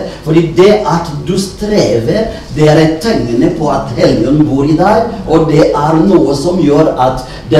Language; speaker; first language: Norwegian; non-native, fluent; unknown